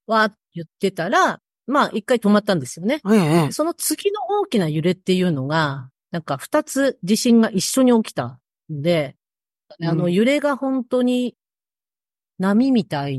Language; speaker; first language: Japanese; native; Japanese